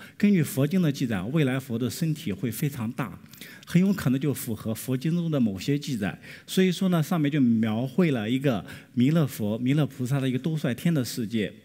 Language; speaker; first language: Chinese; native; Chinese